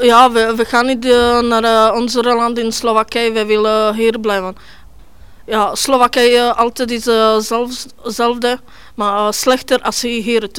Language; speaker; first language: Dutch; non-native, learner; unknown